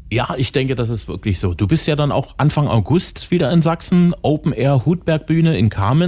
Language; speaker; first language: German; native; German